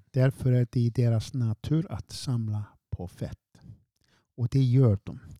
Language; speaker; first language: Swedish; non-native, fluent; Icelandic